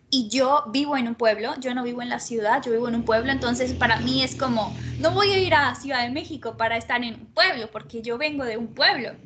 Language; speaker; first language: Spanish; native; Spanish